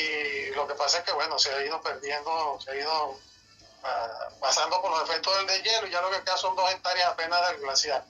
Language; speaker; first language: Spanish; native; Spanish